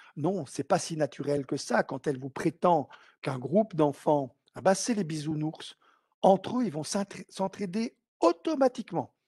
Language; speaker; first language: French; native; French